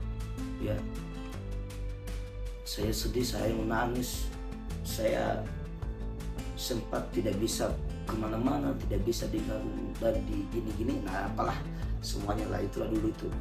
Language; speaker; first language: Indonesian; native; Indonesian